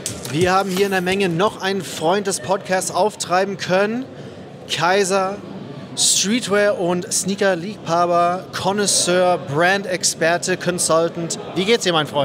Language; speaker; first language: German; native; German